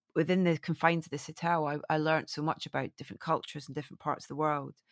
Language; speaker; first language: English; native; English